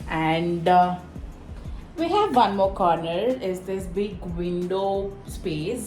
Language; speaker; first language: English; non-native, local second language; Telugu